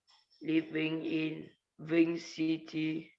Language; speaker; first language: English; non-native, learner; Vietnamese